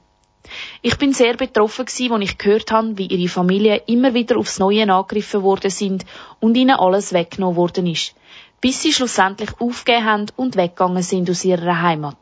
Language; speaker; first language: German; native; German